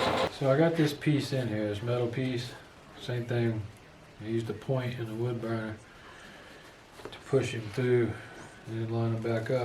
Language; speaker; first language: English; native; English